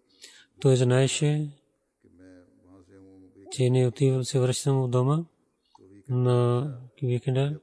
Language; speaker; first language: Bulgarian; non-native, learner; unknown